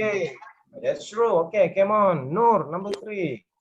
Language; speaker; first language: English; non-native, learner; Indonesian